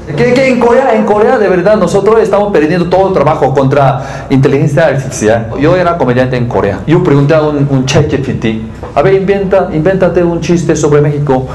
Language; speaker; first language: Spanish; non-native, learner; Korean